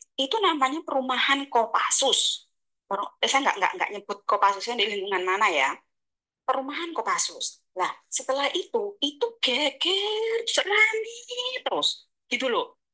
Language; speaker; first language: Indonesian; native; Indonesian